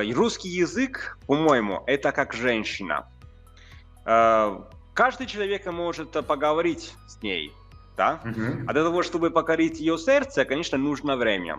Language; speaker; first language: Russian; non-native, fluent; Italian